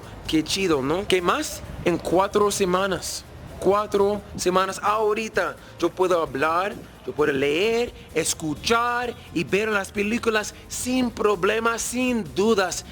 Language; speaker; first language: Spanish; non-native, learner; English